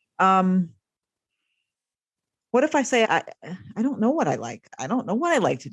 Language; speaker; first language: English; native; English